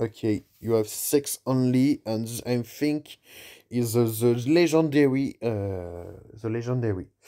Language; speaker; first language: English; non-native, learner; French